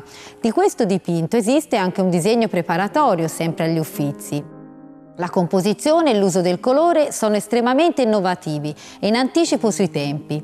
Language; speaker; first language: Italian; native; Italian